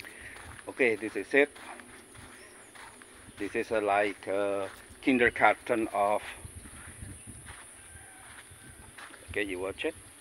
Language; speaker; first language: English; non-native, learner; Indonesian